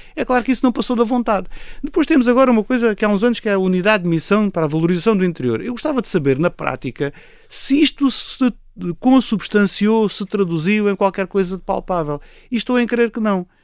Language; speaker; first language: Portuguese; native; Portuguese